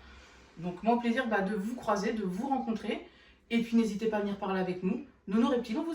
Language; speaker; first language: French; native; French